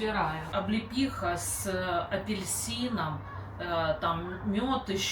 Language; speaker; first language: Russian; native; Russian